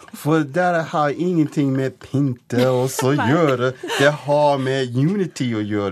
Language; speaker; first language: Norwegian; non-native, fluent; English